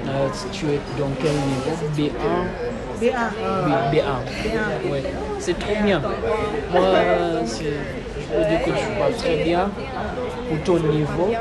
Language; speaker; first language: French; non-native, fluent; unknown